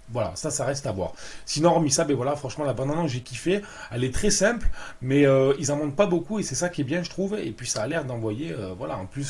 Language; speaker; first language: French; native; French